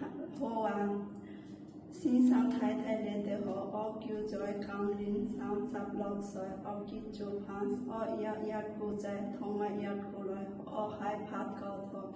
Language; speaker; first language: Cantonese; non-native, learner; Bangla